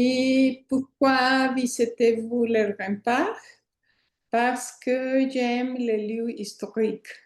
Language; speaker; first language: French; non-native, learner; Spanish